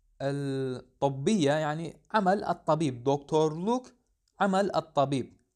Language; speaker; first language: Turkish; non-native, fluent; Arabic